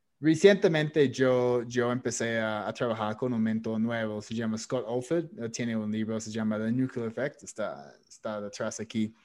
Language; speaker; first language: Spanish; non-native, fluent; English